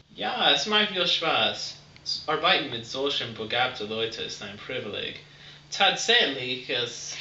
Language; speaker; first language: German; non-native, learner; English